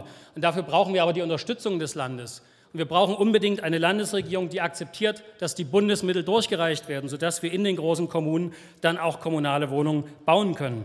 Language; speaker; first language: German; native; German